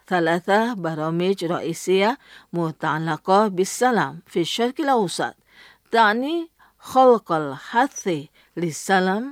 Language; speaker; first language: Arabic; non-native, fluent; Indonesian